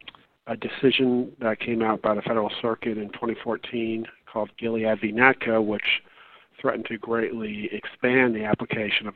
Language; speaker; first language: English; native; English